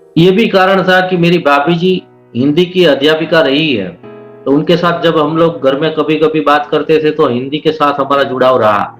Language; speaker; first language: Hindi; non-native, local second language; Gujarati